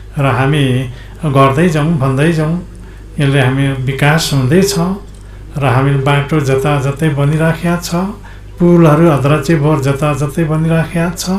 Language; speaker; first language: Nepali; non-native, local second language; Limbu